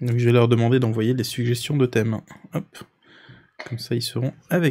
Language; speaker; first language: French; native; French